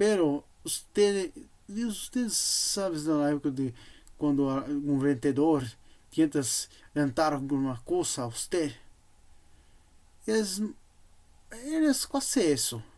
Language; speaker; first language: Portuguese; non-native, learner; Spanish